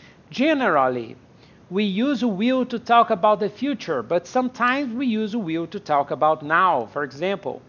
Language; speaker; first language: English; non-native, fluent; Portuguese